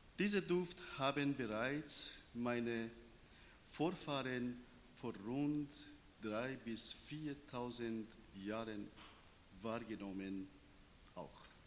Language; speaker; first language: German; non-native, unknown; Persian